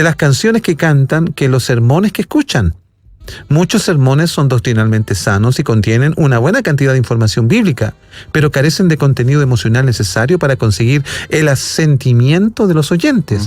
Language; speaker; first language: Spanish; native; Spanish